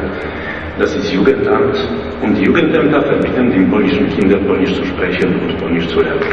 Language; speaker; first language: German; non-native, fluent; Polish